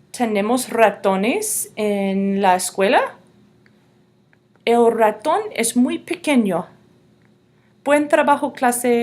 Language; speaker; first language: Spanish; non-native, fluent; English